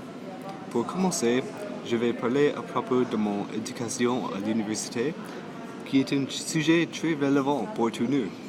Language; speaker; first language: French; non-native, local second language; English